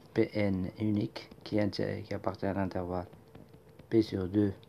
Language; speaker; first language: French; non-native, local second language; Arabic